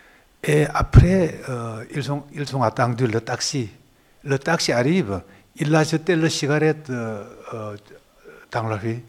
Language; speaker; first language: French; non-native, learner; Korean